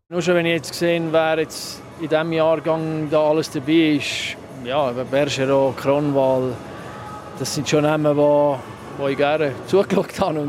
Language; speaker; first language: German; native; German